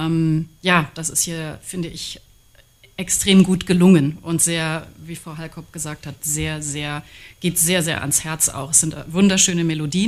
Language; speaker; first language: German; native; German